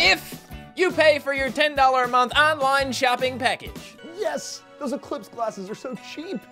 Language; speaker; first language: English; native; English